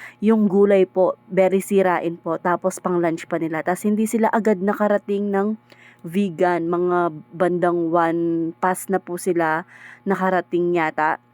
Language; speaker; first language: Filipino; native; Filipino